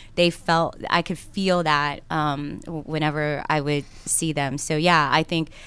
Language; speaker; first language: English; early bilingual, other home language; Korean